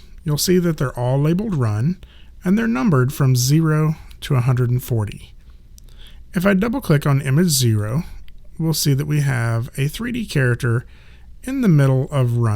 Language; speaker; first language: English; native; English